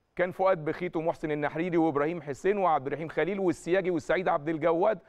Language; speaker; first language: Arabic; native; Arabic